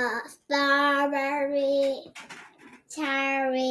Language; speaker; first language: English; non-native, learner; Korean